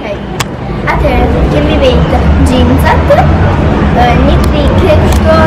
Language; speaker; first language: Albanian; early bilingual, heritage; Albanian